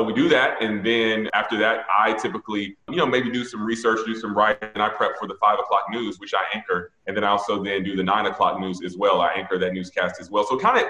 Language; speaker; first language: English; native; English